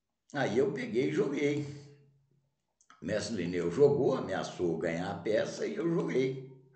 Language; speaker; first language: Portuguese; native; Portuguese